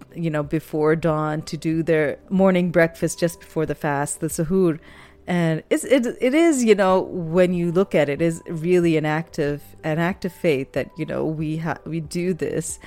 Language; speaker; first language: English; non-native, local second language; Urdu